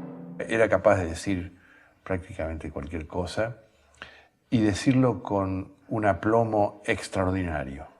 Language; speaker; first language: Spanish; native; Spanish